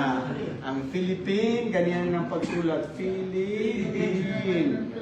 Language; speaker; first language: Filipino; non-native, local second language; Maranao